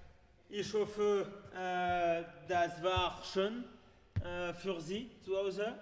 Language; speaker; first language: German; non-native, learner; French